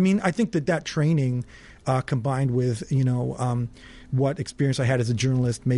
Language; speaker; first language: English; native; English